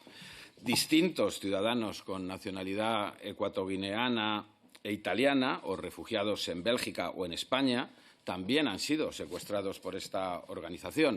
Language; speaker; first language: Spanish; native; Spanish